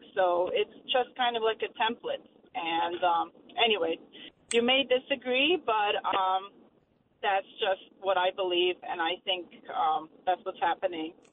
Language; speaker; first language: English; early bilingual, other home language; Croatian